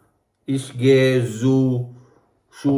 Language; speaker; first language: German; non-native, learner; Filipino